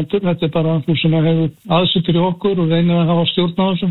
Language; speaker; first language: Icelandic; native; Icelandic